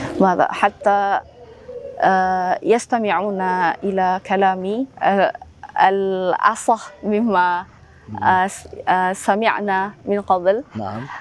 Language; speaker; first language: Arabic; non-native, fluent; Indonesian